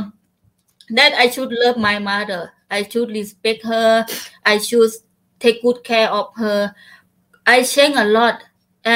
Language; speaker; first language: English; non-native, learner; Thai